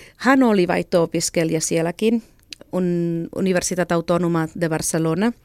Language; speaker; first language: Finnish; non-native, fluent; Catalan